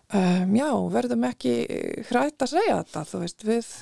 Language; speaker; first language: Icelandic; non-native, fluent; Polish